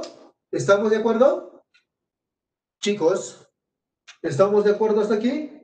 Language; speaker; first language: Spanish; native; Spanish